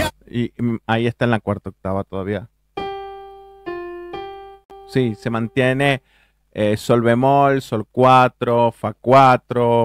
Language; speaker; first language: Spanish; native; Spanish